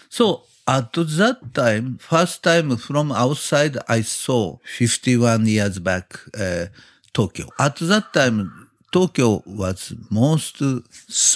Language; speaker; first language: English; non-native, learner; Japanese